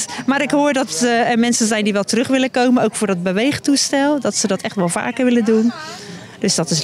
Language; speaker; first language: Dutch; native; Dutch